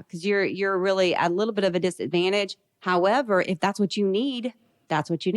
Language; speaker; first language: English; native; English